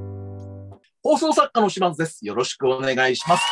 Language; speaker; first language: Japanese; native; Japanese